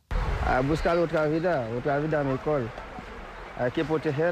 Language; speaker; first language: Spanish; non-native, learner; Haitian Creole